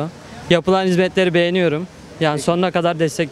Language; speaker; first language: Turkish; native; Turkish